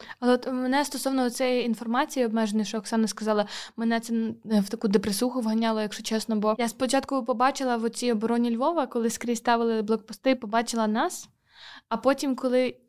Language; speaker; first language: Ukrainian; native; Ukrainian